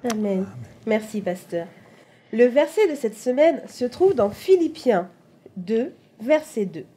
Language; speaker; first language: French; native; French